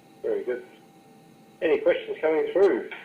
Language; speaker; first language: English; native; English